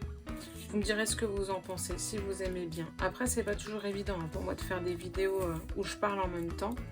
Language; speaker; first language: French; native; French